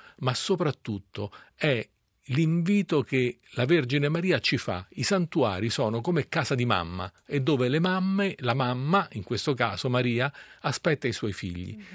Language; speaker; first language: Italian; native; Italian